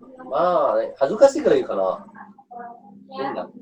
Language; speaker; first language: Japanese; non-native, learner; Indonesian